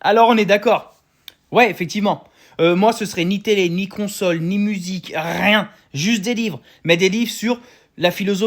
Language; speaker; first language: French; native; French